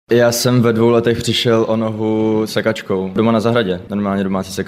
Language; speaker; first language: Czech; native; Czech